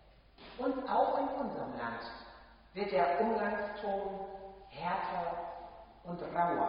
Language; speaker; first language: German; native; German